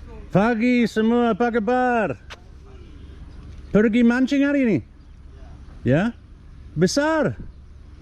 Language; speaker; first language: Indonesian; non-native, learner; English